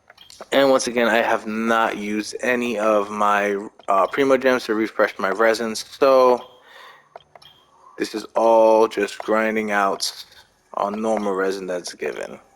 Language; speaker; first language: English; native; English